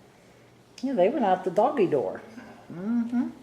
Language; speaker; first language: English; native; English